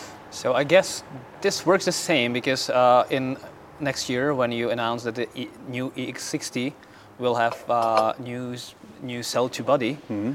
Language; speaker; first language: English; non-native, fluent; Czech